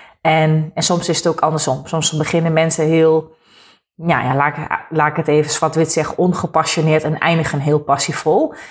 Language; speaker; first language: Dutch; native; Dutch